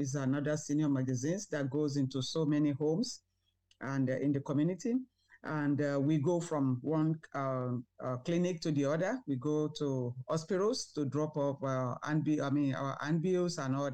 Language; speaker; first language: English; non-native, local second language; Yoruba